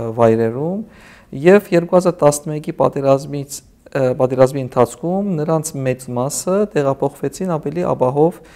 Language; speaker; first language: Armenian; native; Armenian